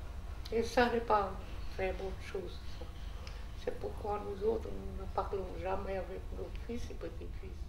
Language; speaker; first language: French; non-native, learner; Vietnamese